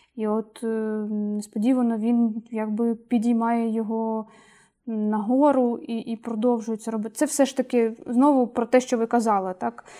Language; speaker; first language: Ukrainian; native; Ukrainian